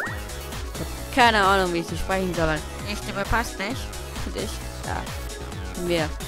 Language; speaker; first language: German; native; German